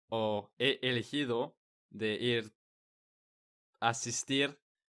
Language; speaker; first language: Spanish; non-native, learner; English